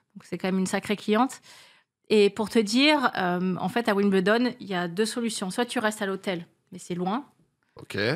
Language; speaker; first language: French; native; French